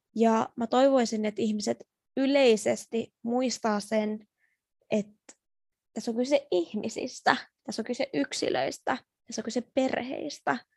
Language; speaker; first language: Finnish; early bilingual, other home language; Persian